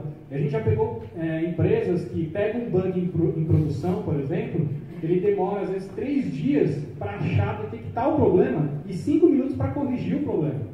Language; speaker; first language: Portuguese; native; Portuguese